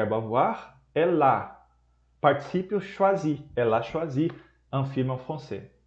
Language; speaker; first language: French; non-native, fluent; Portuguese